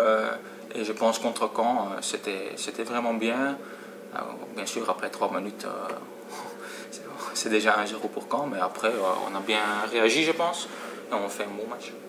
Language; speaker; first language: French; non-native, fluent; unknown